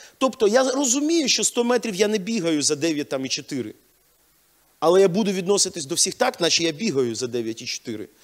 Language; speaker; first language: Ukrainian; non-native, local second language; Russian